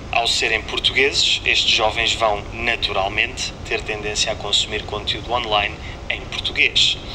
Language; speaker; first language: Portuguese; native; Portuguese